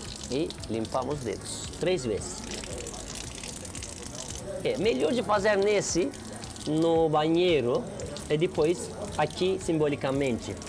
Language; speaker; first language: Portuguese; non-native, learner; Turkish